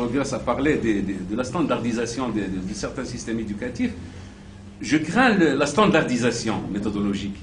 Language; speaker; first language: French; non-native, local second language; Arabic